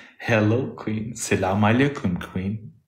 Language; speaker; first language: English; non-native, learner; Albanian